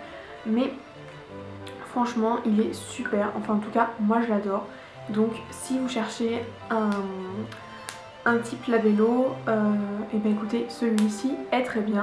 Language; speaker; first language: French; native; French